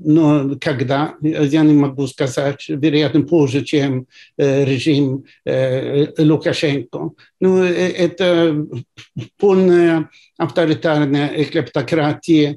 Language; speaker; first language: Russian; non-native, fluent; Swedish